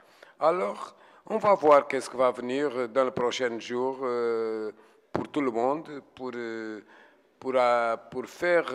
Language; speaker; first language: French; non-native, fluent; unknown